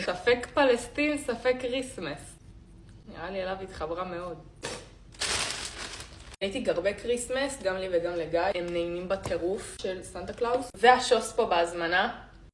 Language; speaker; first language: Hebrew; native; Hebrew